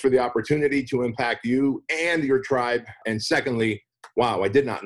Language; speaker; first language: English; early bilingual, other home language; Armenian